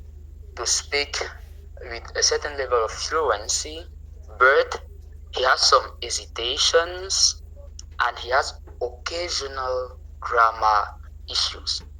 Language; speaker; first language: English; non-native, local second language; French